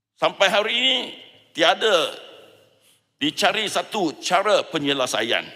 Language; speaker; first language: Malay; non-native, local second language; Chinese